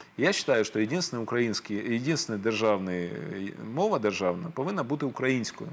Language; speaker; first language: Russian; native; Russian